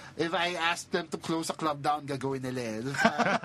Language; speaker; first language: English; non-native, local second language; Filipino